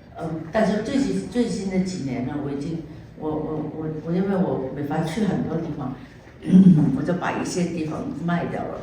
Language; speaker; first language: Chinese; non-native, local second language; Cantonese